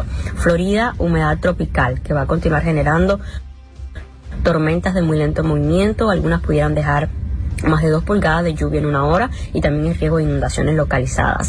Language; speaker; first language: Spanish; native; Spanish